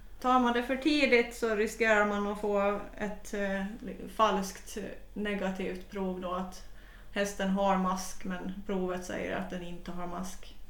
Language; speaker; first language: Swedish; native; Swedish